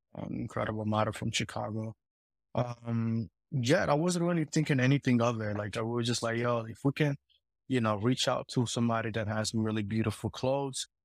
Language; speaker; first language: English; early bilingual, heritage; Italian